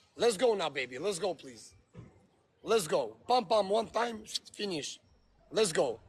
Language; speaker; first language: English; non-native, learner; Albanian